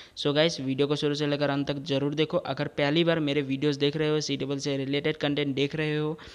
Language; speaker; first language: Hindi; non-native, local second language; Assamese